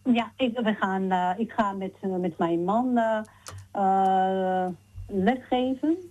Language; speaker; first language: Dutch; non-native, learner; Georgian